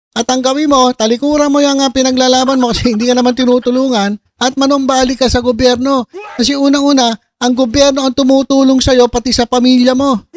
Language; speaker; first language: Filipino; native; Filipino